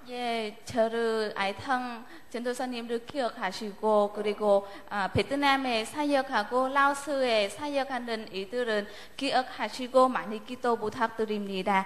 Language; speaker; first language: Korean; non-native, learner; Vietnamese